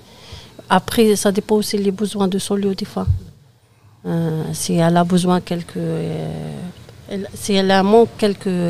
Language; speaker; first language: French; non-native, fluent; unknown